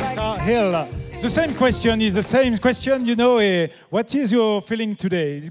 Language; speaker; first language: English; non-native, learner; French